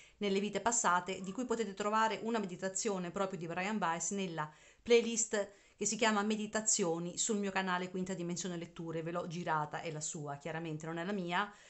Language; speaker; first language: Italian; native; Italian